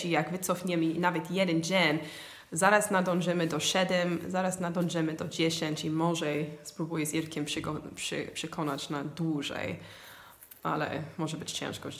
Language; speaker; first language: Polish; non-native, fluent; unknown